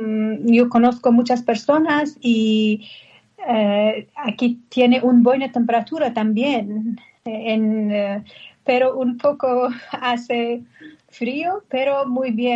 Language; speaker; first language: Spanish; non-native, learner; Persian